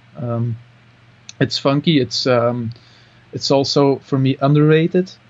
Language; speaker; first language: English; non-native, fluent; Dutch